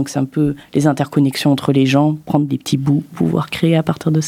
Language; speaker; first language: French; native; French